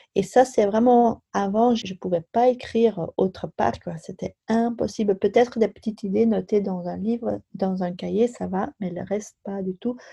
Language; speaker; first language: French; non-native, local second language; Dutch